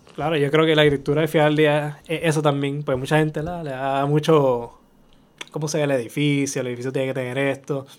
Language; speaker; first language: Spanish; native; Spanish